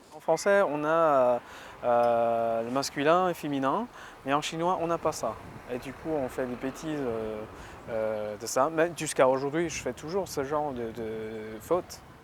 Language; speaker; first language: French; non-native, fluent; Chinese